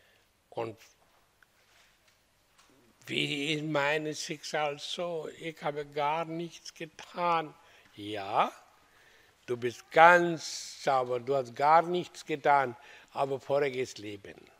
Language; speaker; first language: German; non-native, learner; Hindi